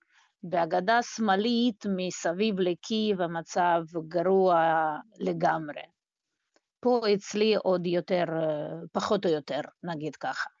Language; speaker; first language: Hebrew; non-native, fluent; Russian